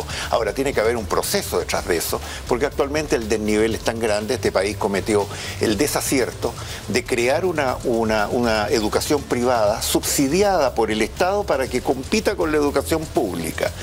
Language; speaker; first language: Spanish; native; Spanish